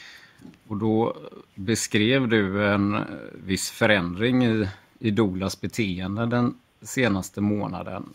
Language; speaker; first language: Swedish; native; Swedish